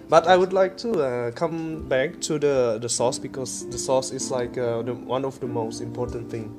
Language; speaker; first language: English; non-native, fluent; Vietnamese